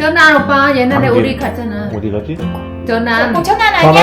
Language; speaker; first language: Korean; non-native, fluent; Vietnamese